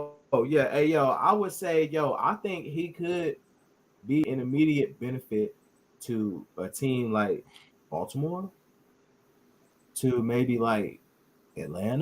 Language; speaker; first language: English; native; English